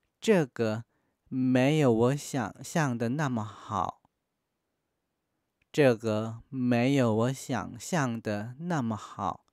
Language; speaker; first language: Chinese; non-native, fluent; Korean